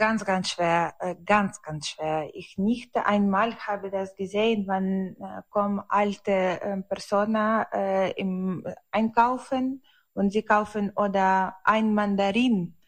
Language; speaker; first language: German; non-native, learner; Ukrainian